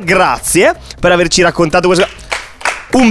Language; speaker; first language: Italian; native; Italian